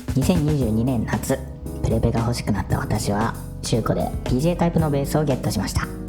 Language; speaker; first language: Japanese; native; Japanese